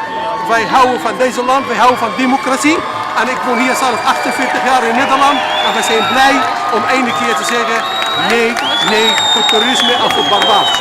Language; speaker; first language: Dutch; non-native, learner; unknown